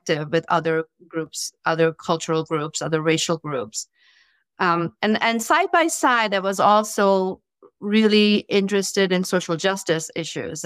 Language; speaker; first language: English; non-native, local second language; Gujarati